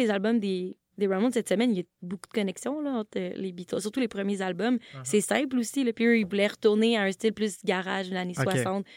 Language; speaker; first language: French; native; French